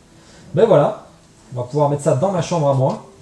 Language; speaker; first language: French; native; French